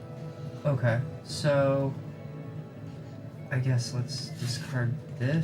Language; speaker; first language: English; native; English